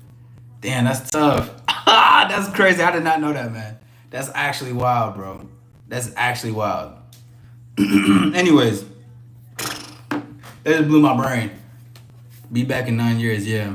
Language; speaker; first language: English; native; English